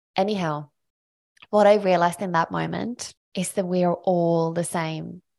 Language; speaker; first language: English; non-native, fluent; Swedish